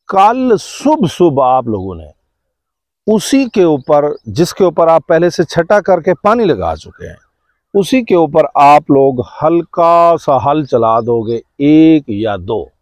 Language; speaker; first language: Urdu; non-native, local second language; Saraiki